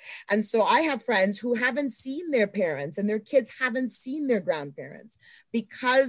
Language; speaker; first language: English; native; English